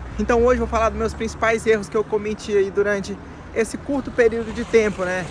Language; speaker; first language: Portuguese; native; Portuguese